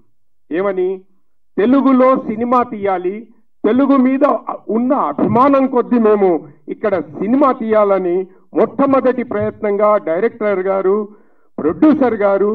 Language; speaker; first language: Telugu; native; Telugu